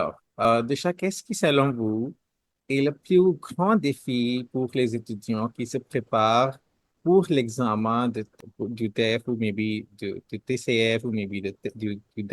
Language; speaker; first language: French; non-native, fluent; Hindi